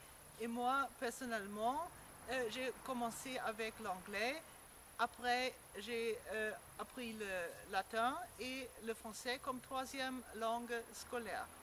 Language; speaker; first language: French; non-native, fluent; German